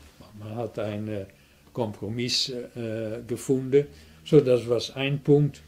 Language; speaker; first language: German; non-native, fluent; Dutch